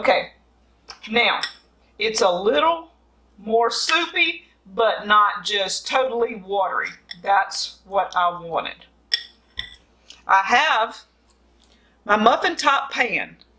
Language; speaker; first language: English; native; English